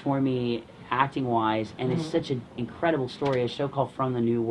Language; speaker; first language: English; native; English